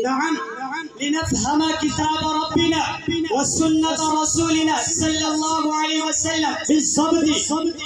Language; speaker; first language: Arabic; non-native, learner; Urdu